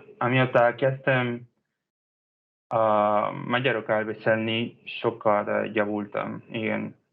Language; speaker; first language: Hungarian; non-native, learner; Spanish